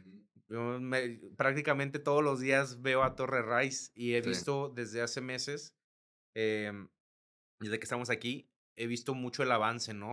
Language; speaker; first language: Spanish; native; Spanish